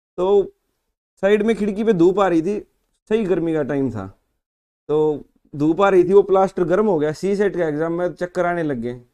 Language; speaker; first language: Hindi; native; Hindi